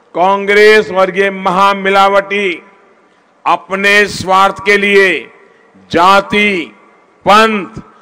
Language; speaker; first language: Hindi; non-native, local second language; Gujarati